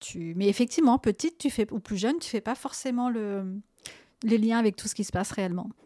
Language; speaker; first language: French; native; French